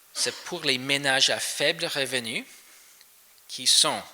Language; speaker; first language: French; non-native, fluent; English